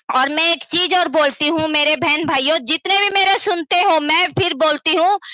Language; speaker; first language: Hindi; native; Hindi